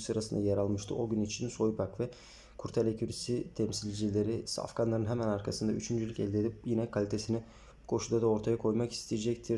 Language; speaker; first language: Turkish; native; Turkish